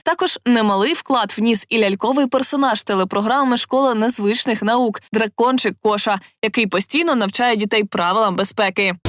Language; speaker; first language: Ukrainian; native; Ukrainian